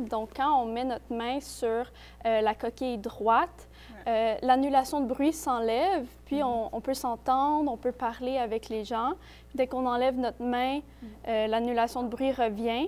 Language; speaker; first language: French; native; French